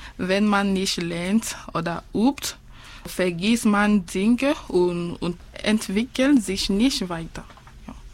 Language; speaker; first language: German; non-native, fluent; French